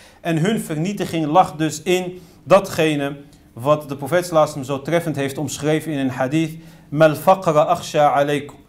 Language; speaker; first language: Dutch; early bilingual, other home language; Riffian